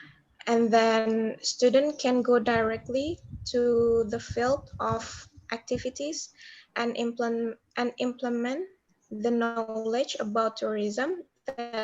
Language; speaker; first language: English; non-native, learner; Indonesian